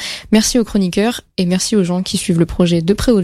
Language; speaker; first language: French; native; French